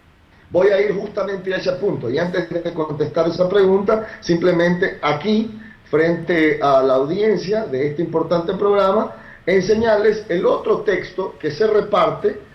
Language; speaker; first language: Spanish; native; Spanish